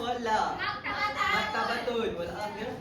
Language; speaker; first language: Arabic; non-native, learner; Malay